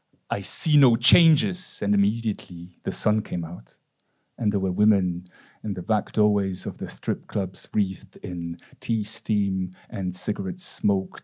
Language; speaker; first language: English; non-native, fluent; Polish